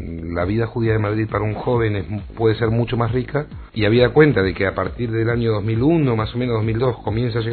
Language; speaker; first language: Spanish; native; Spanish